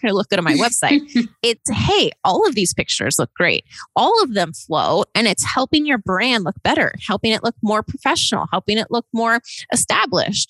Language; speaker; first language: English; native; English